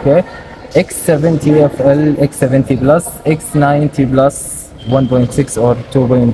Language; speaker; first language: English; non-native, learner; Arabic